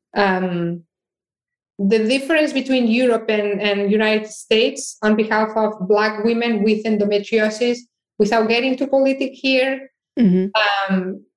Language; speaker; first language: English; non-native, fluent; Catalan